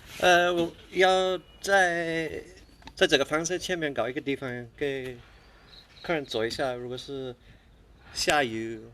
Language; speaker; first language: Chinese; non-native, fluent; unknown